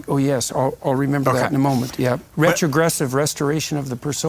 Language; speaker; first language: English; native; English